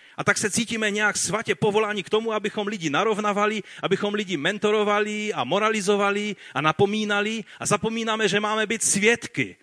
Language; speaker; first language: Czech; non-native, fluent; Polish